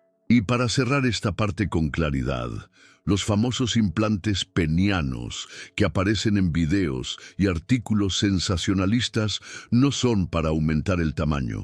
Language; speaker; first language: Spanish; native; Spanish